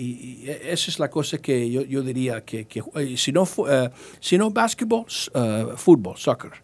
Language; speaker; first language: Spanish; early bilingual, heritage; English